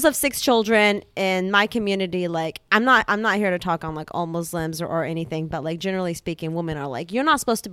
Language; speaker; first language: English; early bilingual, other home language; Arabic